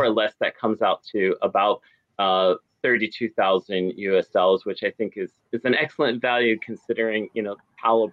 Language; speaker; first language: English; native; English